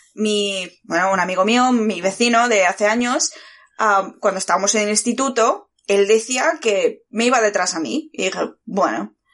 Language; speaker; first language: Spanish; early bilingual, other home language; Bulgarian